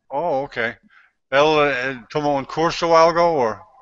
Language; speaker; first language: Spanish; non-native, learner; English